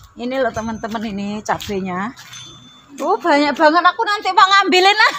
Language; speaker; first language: Indonesian; non-native, local second language; Javanese